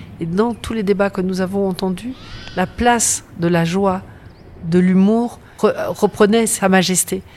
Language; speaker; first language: French; native; French